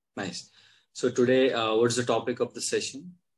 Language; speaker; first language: English; non-native, local second language; Hindi